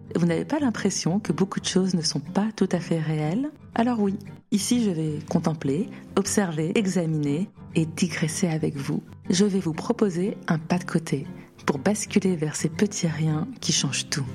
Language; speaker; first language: French; native; French